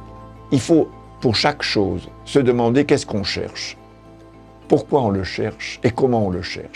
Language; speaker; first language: French; native; French